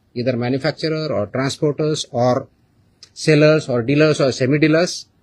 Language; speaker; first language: Hindi; non-native, local second language; Marathi